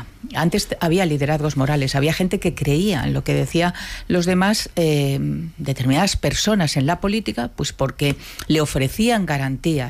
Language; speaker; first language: Spanish; native; Spanish